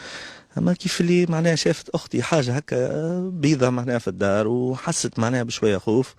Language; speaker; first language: Arabic; native; Arabic